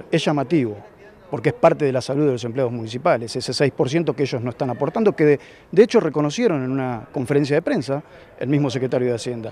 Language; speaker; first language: Spanish; native; Spanish